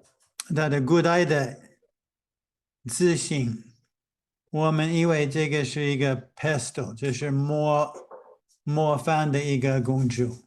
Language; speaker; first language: Chinese; non-native, fluent; English